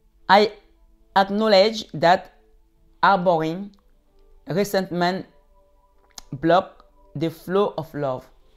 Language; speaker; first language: English; non-native, learner; French